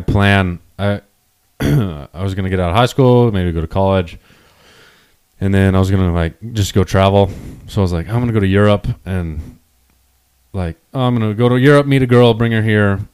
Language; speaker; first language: English; native; English